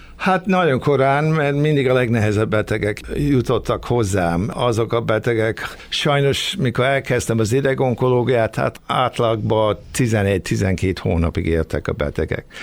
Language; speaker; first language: Hungarian; early bilingual, heritage; Hungarian